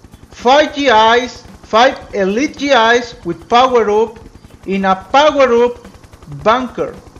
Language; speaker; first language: English; non-native, learner; Spanish